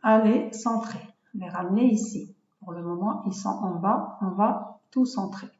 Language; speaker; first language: French; non-native, local second language; Arabic